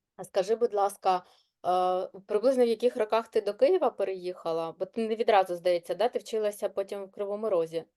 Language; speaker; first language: Ukrainian; non-native, local second language; Russian